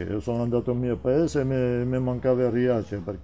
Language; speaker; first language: Italian; non-native, learner; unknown